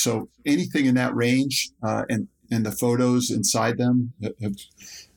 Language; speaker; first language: English; native; English